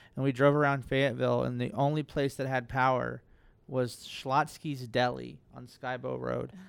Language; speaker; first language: English; native; English